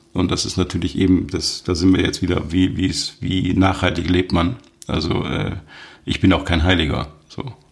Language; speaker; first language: German; native; German